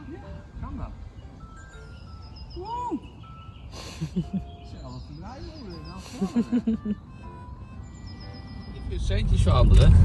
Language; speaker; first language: Dutch; native; Dutch